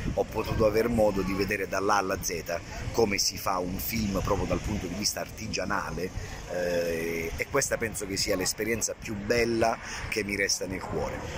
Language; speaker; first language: Italian; native; Italian